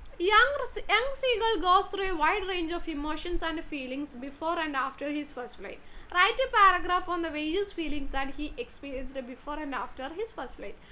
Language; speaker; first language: English; non-native, local second language; Malayalam